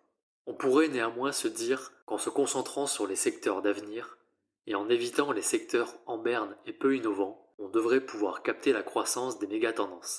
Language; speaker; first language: French; native; French